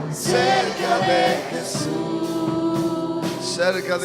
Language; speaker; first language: Spanish; native; Spanish